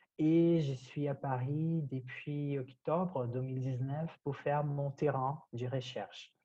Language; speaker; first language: French; non-native, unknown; Portuguese